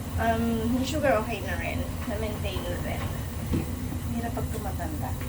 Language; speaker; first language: Filipino; non-native, local second language; Cebuano